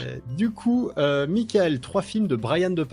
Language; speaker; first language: French; native; French